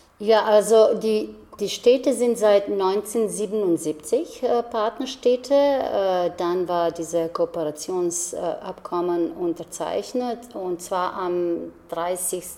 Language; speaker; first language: German; non-native, fluent; Slovenian